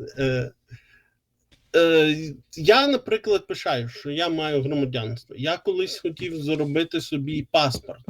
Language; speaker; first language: Ukrainian; non-native, local second language; Russian